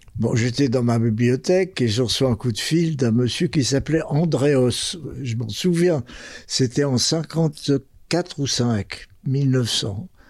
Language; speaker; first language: French; early bilingual, other home language; Spanish